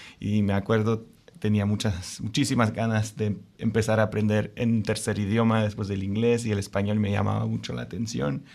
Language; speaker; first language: Spanish; non-native, fluent; French